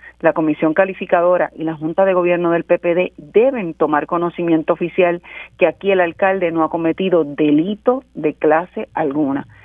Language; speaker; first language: Spanish; native; Spanish